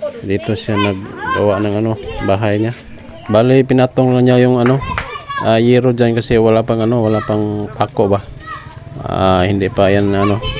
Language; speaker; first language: Filipino; non-native, local second language; Cebuano